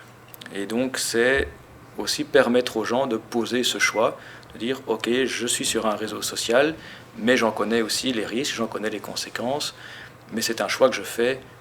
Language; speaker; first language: French; native; French